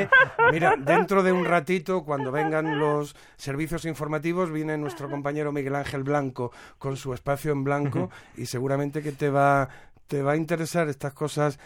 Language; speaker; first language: Spanish; native; Spanish